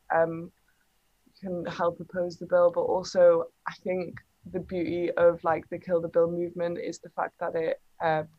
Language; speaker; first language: English; native; English